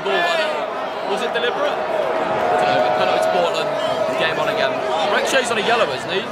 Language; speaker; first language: English; native; English